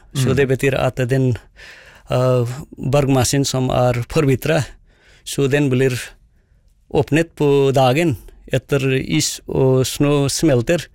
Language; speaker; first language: Norwegian; non-native, fluent; Nepali